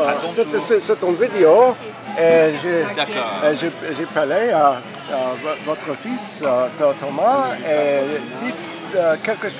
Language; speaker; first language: French; non-native, learner; English